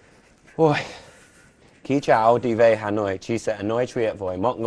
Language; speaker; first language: Vietnamese; non-native, learner; English